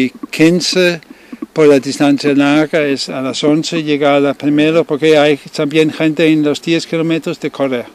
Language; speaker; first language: Spanish; non-native, learner; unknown